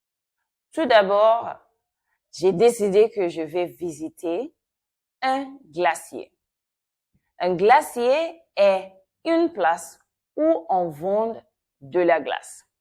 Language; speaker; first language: French; non-native, fluent; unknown